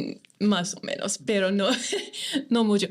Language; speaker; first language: Spanish; non-native, fluent; English